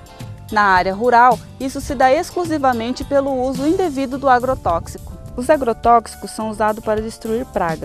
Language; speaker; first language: Portuguese; native; Portuguese